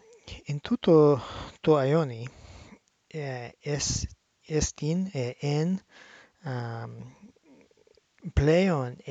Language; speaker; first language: Greek; non-native, learner; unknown